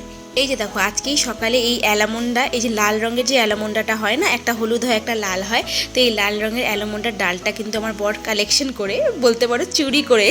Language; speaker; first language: Bangla; native; Bangla